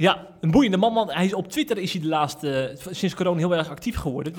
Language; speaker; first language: Dutch; native; Dutch